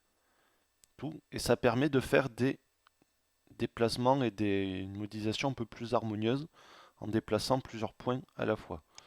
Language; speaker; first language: French; native; French